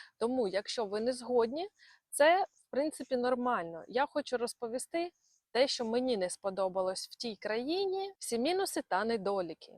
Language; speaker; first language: Ukrainian; non-native, local second language; Russian